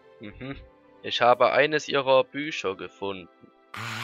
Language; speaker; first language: German; native; German